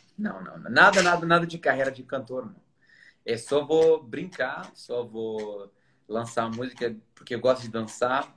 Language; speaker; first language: Portuguese; non-native, fluent; Arabic